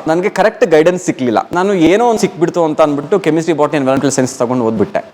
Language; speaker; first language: Kannada; non-native, local second language; Telugu